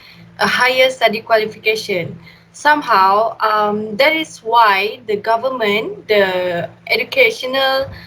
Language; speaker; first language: English; non-native, local second language; Malay